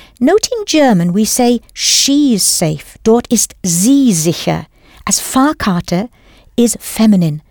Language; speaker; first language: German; non-native, fluent; English